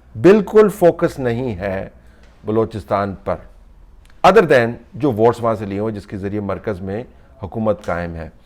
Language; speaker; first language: Urdu; native; Urdu